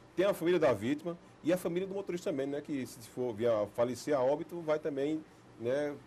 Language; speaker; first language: Portuguese; native; Portuguese